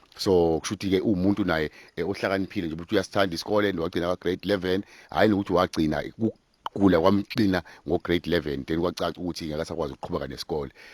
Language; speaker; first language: Zulu; native; Zulu